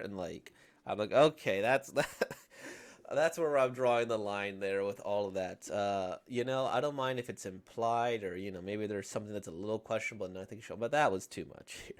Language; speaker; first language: English; native; English